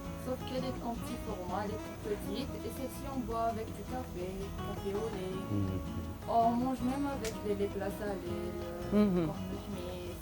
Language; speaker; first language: French; non-native, local second language; Arabic